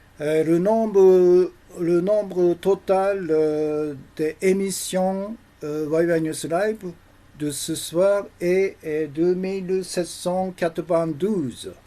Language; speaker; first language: French; non-native, learner; Japanese